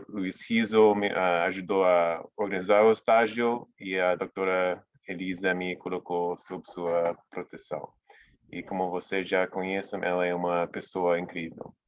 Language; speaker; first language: Portuguese; non-native, fluent; English